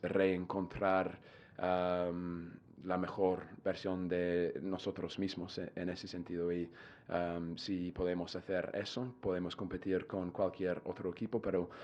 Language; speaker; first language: Spanish; non-native, fluent; English